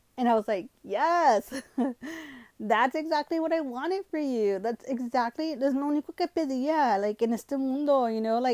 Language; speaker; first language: English; early bilingual, other home language; Spanish